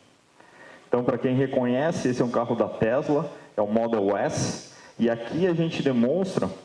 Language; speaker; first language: Portuguese; native; Portuguese